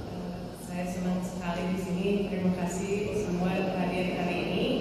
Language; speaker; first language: Indonesian; non-native, fluent; English